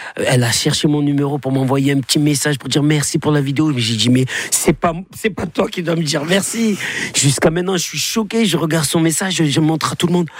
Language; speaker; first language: French; native; French